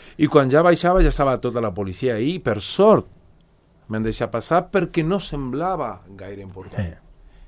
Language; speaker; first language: Catalan; non-native, fluent; Spanish